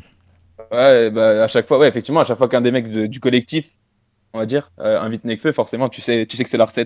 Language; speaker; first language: French; native; French